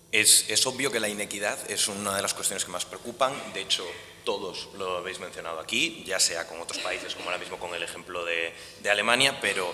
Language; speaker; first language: Spanish; native; Spanish